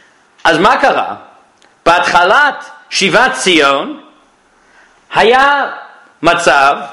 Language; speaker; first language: Hebrew; non-native, fluent; English